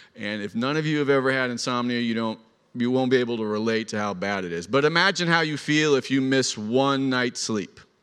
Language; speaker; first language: English; native; English